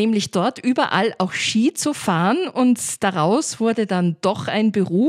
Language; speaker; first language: German; native; German